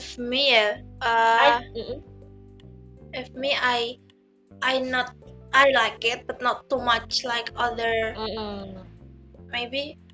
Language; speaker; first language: English; non-native, learner; Javanese